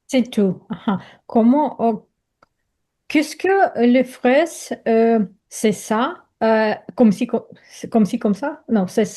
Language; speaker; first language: French; non-native, learner; Ukrainian